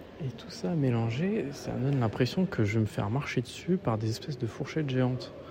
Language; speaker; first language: French; native; French